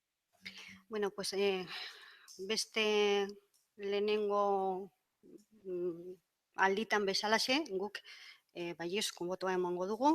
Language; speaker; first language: Basque; non-native, local second language; Spanish